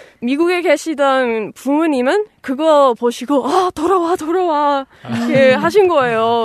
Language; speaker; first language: Korean; non-native, fluent; English